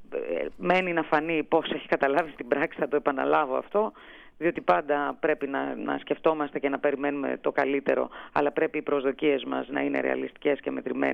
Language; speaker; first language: Greek; native; Greek